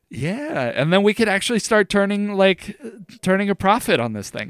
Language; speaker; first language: English; native; English